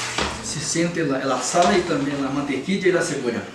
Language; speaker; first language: Spanish; non-native, learner; Portuguese